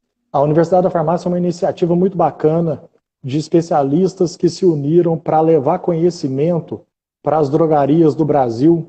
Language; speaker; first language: Portuguese; native; Portuguese